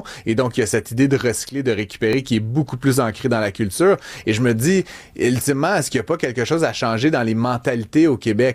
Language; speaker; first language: French; native; French